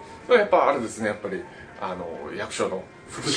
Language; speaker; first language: Japanese; native; Japanese